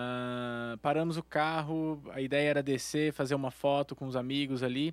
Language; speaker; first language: Portuguese; native; Portuguese